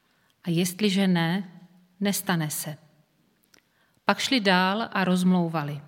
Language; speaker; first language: Czech; native; Czech